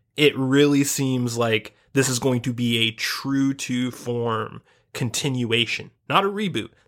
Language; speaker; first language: English; native; English